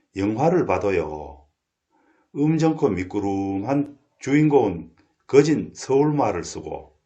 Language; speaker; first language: Korean; native; Korean